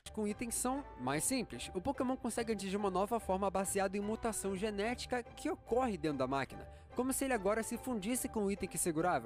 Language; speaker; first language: Portuguese; native; Portuguese